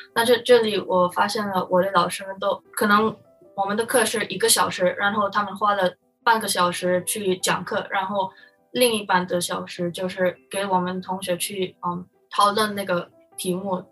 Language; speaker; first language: Chinese; non-native, fluent; Min Nan Chinese